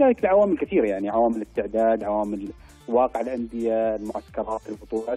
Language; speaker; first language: Arabic; native; Arabic